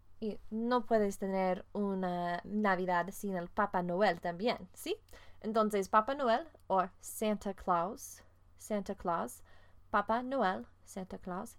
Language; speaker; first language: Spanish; non-native, fluent; English